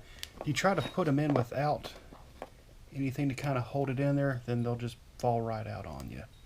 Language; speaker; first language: English; native; English